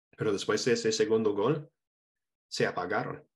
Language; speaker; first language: Spanish; non-native, fluent; English